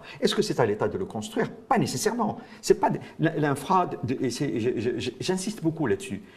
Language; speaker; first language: French; non-native, local second language; Arabic